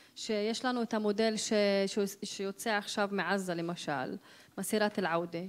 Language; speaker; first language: Hebrew; non-native, local second language; Arabic